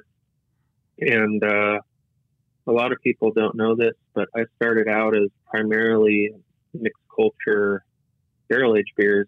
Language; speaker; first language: English; native; English